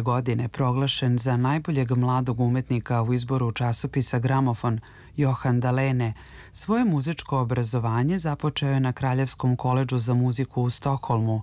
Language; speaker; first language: Serbian; native; Serbian